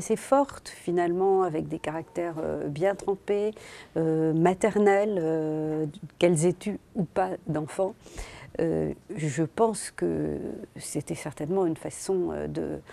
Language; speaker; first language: French; native; French